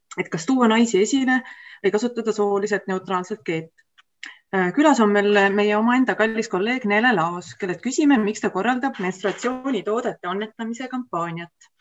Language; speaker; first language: Estonian; native; Estonian